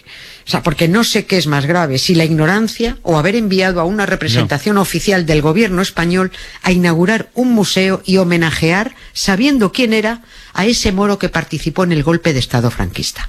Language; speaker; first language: Spanish; native; Spanish